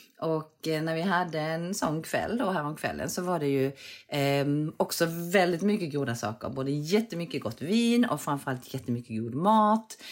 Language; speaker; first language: Swedish; early bilingual, other home language; Korean